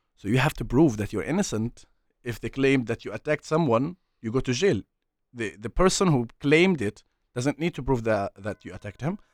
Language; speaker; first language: English; non-native, fluent; Arabic